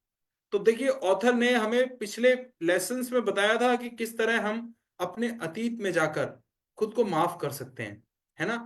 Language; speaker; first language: Hindi; native; Hindi